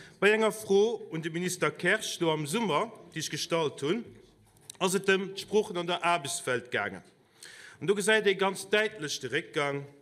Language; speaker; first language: Luxembourgish; native; Luxembourgish